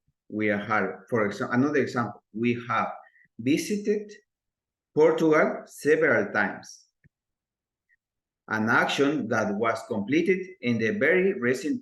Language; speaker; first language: English; non-native, learner; Spanish